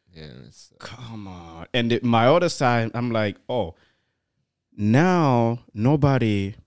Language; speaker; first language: English; non-native, fluent; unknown